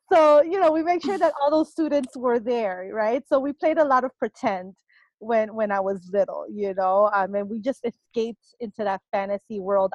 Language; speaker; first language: English; early bilingual, other home language; Spanish